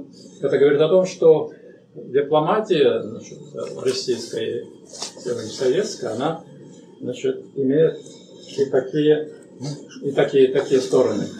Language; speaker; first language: Russian; native; Russian